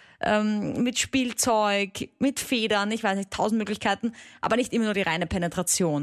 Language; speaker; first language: German; native; German